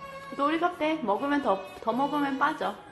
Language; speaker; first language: Korean; native; Korean